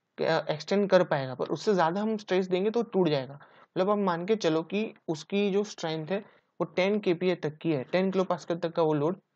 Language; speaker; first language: Hindi; non-native, local second language; Gujarati